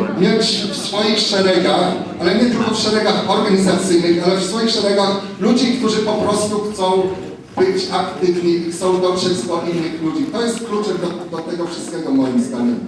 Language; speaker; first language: Polish; non-native, fluent; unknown